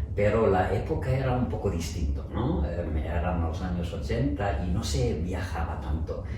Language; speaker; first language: Spanish; non-native, fluent; German